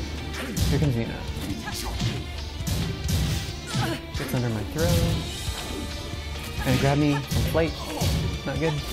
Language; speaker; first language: English; native; English